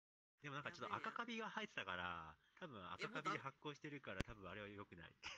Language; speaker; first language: Japanese; native; Japanese